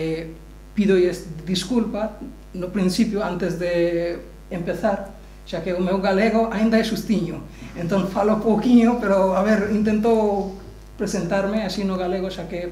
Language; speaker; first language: Galician; non-native, learner; Bangla